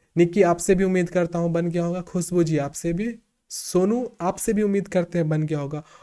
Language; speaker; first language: Hindi; native; Hindi